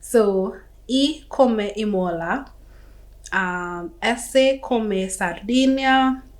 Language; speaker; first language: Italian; non-native, learner; English